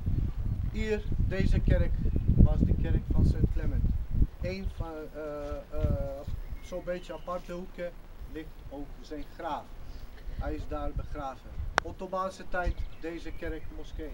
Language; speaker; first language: Dutch; non-native, fluent; Macedonian